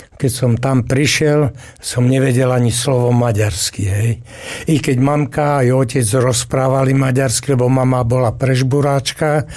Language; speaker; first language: Slovak; native; Slovak